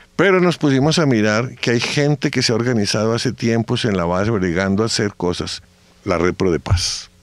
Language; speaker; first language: Spanish; native; Spanish